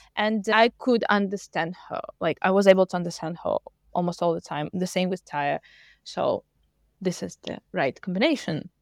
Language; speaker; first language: English; non-native, fluent; Russian